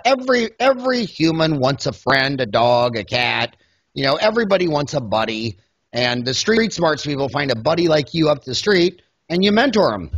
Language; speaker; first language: English; native; English